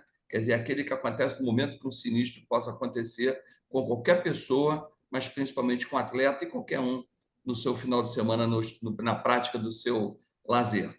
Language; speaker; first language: Portuguese; native; Portuguese